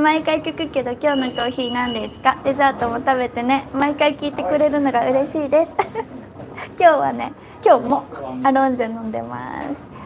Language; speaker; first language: Japanese; native; Japanese